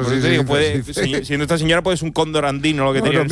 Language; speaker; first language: Spanish; native; Spanish